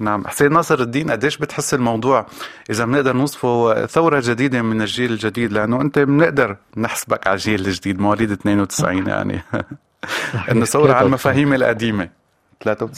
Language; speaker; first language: Arabic; native; Arabic